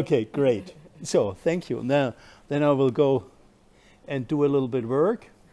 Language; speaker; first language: English; non-native, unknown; German